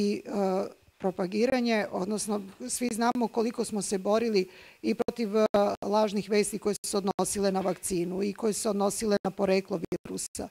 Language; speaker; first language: Bosnian; native; Bosnian